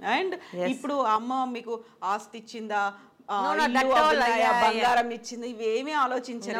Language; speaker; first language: Telugu; native; Telugu